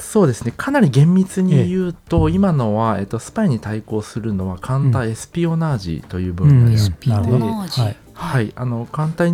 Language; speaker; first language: Japanese; native; Japanese